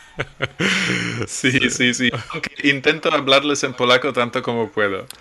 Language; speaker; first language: Spanish; non-native, fluent; Polish